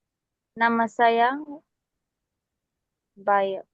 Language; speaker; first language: Indonesian; non-native, learner; Arabic